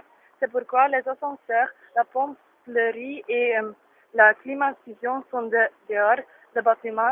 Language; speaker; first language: French; non-native, learner; Dutch